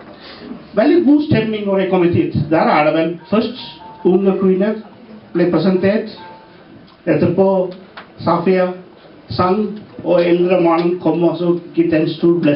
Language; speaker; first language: Norwegian; non-native, fluent; Tamil